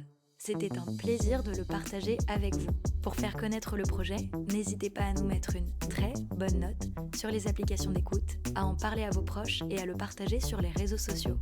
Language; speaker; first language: French; native; French